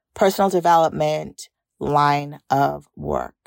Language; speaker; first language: English; non-native, local second language; Yoruba